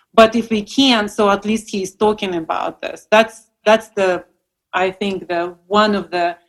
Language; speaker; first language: English; non-native, fluent; Russian